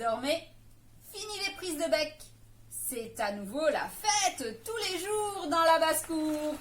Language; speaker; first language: French; native; French